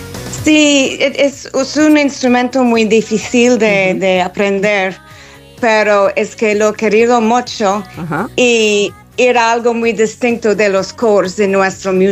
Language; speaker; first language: Spanish; non-native, fluent; English